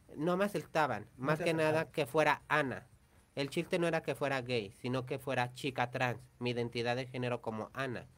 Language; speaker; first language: Spanish; native; Spanish